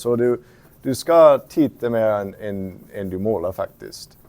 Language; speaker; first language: Swedish; non-native, fluent; English